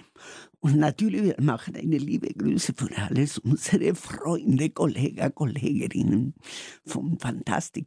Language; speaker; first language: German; non-native, learner; Spanish